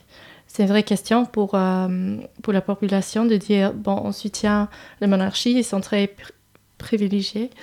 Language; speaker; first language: French; non-native, fluent; English